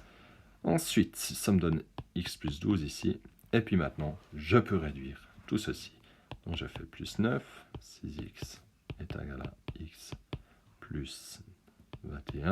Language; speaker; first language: French; native; French